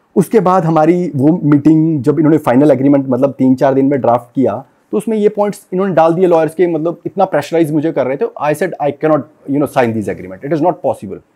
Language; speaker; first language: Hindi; non-native, local second language; Punjabi